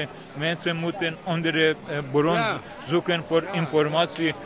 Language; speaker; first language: Dutch; non-native, learner; Persian